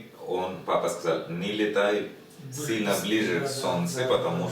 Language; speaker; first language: Russian; non-native, learner; Spanish